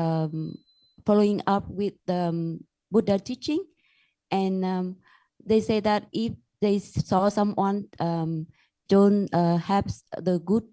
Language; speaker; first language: English; non-native, learner; Vietnamese